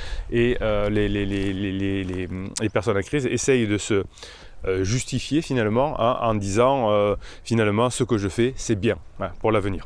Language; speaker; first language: French; native; French